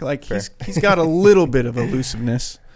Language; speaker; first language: English; native; English